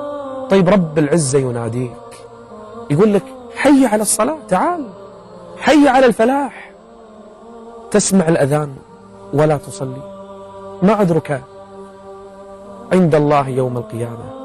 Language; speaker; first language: Arabic; native; Arabic